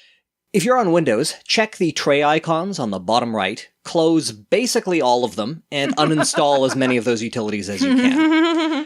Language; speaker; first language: English; native; English